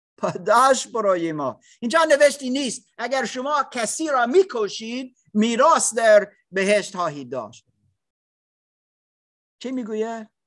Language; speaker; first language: Persian; non-native, learner; English